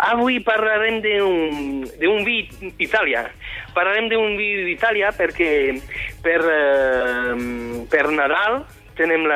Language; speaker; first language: Catalan; non-native, fluent; French